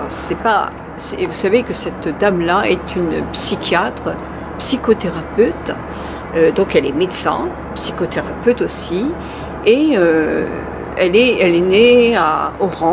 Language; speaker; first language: French; native; French